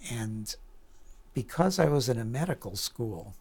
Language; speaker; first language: English; native; English